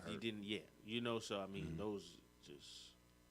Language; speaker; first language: English; native; English